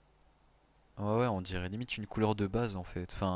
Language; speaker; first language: French; native; French